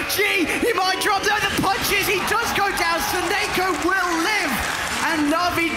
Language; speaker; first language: English; native; English